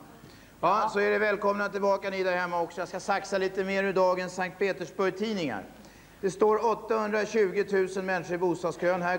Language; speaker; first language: Swedish; native; Swedish